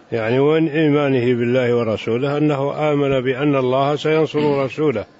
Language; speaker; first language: Arabic; native; Arabic